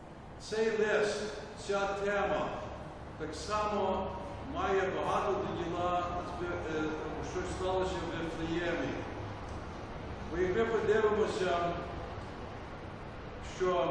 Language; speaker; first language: Ukrainian; early bilingual, heritage; Ukrainian